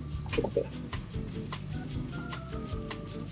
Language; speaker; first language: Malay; non-native, learner; Japanese